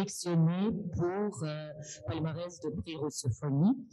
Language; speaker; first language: French; non-native, fluent; Russian